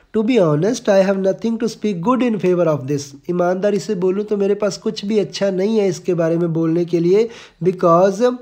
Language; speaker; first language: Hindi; non-native, local second language; Punjabi